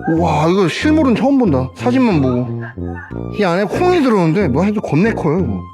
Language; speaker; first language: Korean; native; Korean